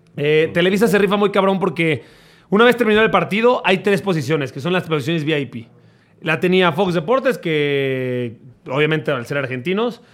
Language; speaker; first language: Spanish; native; Spanish